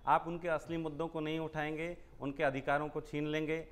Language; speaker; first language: Hindi; native; Hindi